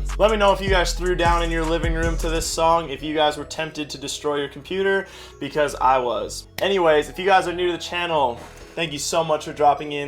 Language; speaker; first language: English; native; English